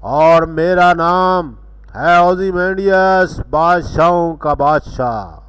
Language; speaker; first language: Urdu; non-native, local second language; Punjabi